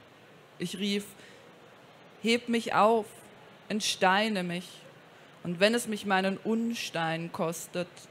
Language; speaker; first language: German; native; German